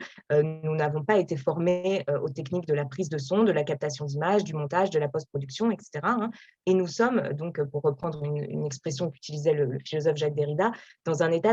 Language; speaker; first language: French; native; French